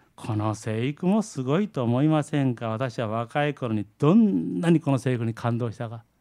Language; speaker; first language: Japanese; early bilingual, heritage; Japanese